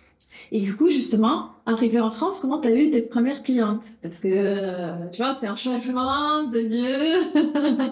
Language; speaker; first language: French; native; French